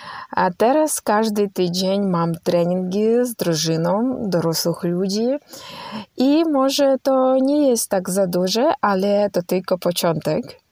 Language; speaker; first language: Polish; non-native, learner; Ukrainian